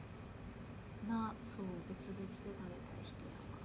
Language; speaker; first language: Japanese; native; Japanese